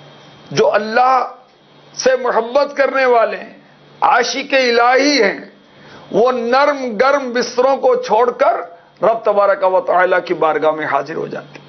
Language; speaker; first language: Urdu; native; Urdu